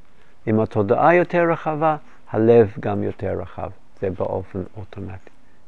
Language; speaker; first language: Hebrew; non-native, fluent; English